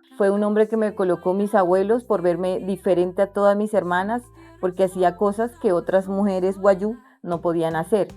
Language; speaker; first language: Spanish; non-native, local second language; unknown